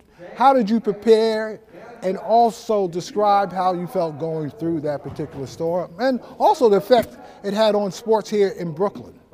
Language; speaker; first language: English; native; English